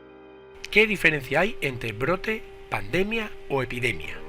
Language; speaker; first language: Spanish; native; Spanish